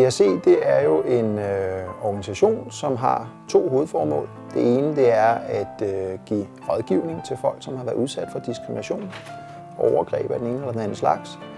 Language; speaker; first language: Danish; native; Danish